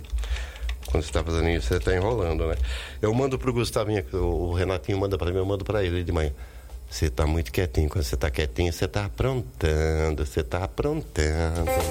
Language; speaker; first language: Portuguese; native; Portuguese